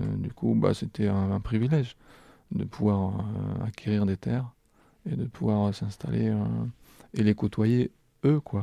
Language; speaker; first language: French; native; French